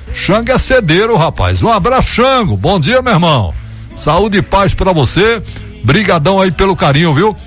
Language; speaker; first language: Portuguese; native; Portuguese